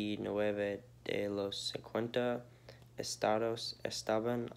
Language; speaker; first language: Spanish; non-native, learner; English